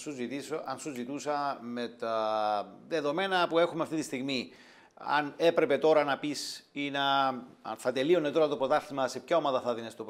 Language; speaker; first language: Greek; native; Greek